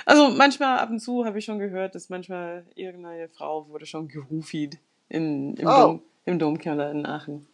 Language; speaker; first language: German; non-native, fluent; English